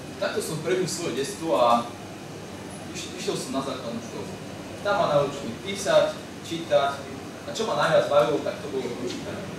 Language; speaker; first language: Slovak; native; Slovak